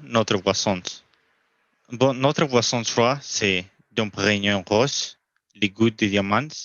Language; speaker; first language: French; non-native, learner; Spanish